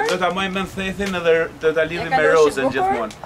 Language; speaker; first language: Albanian; early bilingual, heritage; Albanian